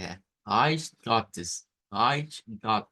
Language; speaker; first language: German; non-native, learner; Spanish